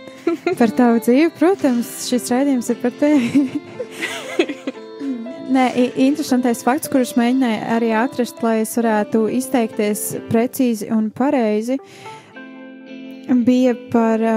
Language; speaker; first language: Latvian; native; Latvian